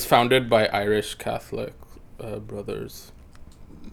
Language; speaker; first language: English; native; English